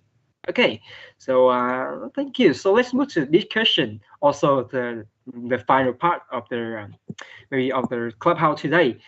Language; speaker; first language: English; non-native, fluent; Vietnamese